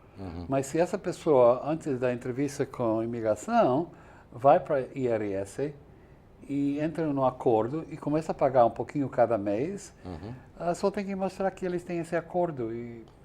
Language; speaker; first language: Portuguese; non-native, fluent; English